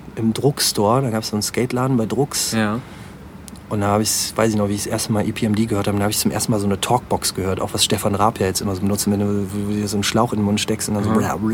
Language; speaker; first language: German; native; German